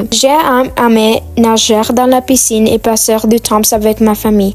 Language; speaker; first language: French; non-native, learner; Spanish